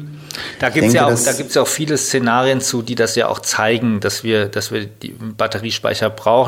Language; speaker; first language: German; native; German